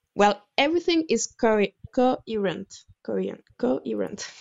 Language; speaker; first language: English; non-native, fluent; French